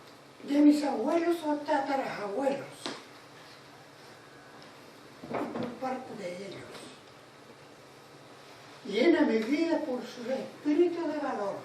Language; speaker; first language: Spanish; non-native, local second language; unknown